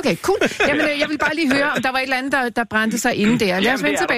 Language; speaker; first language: Danish; native; Danish